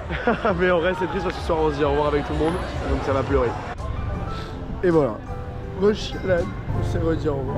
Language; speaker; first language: French; native; French